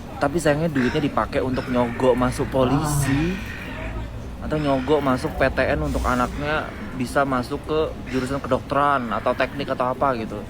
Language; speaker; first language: Indonesian; native; Indonesian